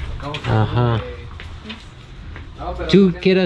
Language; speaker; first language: Spanish; non-native, learner; English